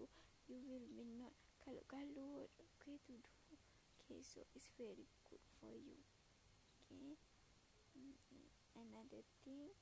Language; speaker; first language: English; non-native, learner; Malay